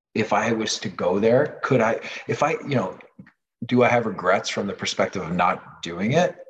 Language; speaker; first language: English; non-native, fluent; French